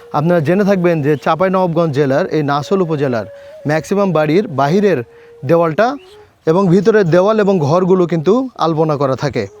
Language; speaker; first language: Bangla; native; Bangla